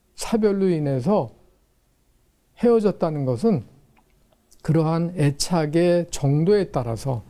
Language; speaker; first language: Korean; native; Korean